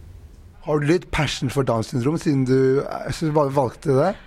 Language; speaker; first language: Norwegian; native; Norwegian